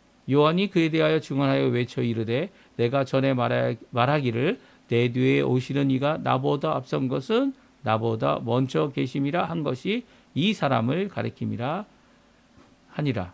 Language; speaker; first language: Korean; native; Korean